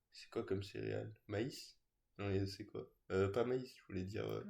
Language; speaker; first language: French; native; French